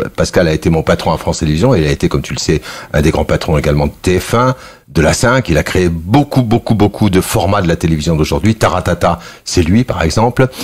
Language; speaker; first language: French; early bilingual, other home language; Kabyle